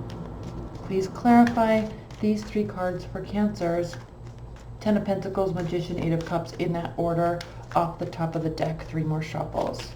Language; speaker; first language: English; native; English